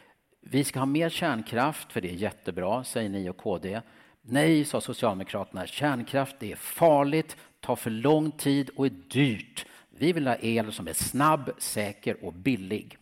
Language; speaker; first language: Swedish; native; Swedish